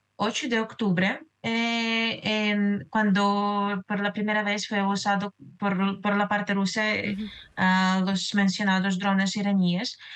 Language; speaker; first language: Spanish; non-native, fluent; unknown